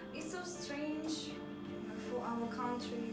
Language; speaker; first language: English; non-native, learner; Russian